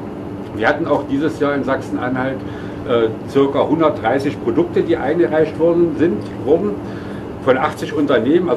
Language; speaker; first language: German; native; German